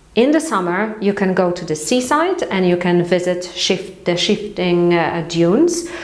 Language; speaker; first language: English; non-native, fluent; Polish